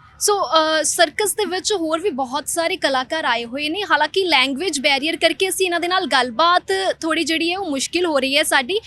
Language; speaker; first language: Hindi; non-native, local second language; Punjabi